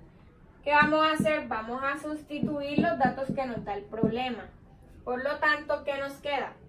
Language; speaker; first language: Spanish; native; Spanish